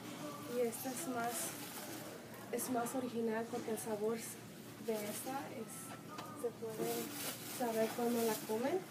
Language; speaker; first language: Spanish; early bilingual, heritage; Spanish